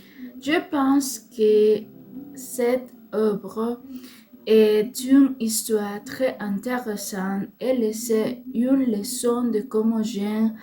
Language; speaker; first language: French; non-native, learner; Spanish